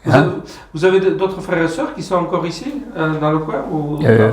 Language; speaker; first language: French; native; French